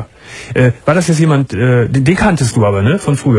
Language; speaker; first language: German; native; German